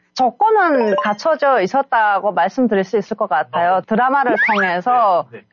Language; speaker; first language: Korean; native; Korean